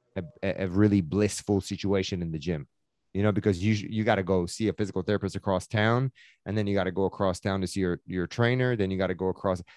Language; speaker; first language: English; early bilingual, other home language; Persian